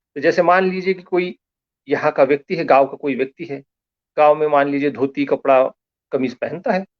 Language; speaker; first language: Hindi; non-native, local second language; Marathi